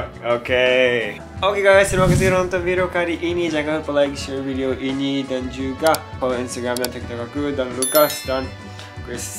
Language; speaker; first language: Indonesian; non-native, learner; Japanese